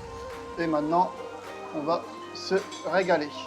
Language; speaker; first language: French; native; French